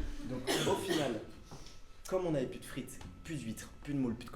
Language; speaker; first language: French; native; French